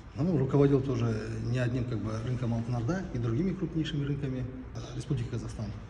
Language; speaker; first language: Russian; non-native, local second language; Kazakh